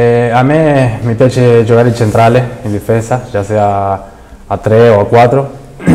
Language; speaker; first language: Italian; non-native, fluent; Spanish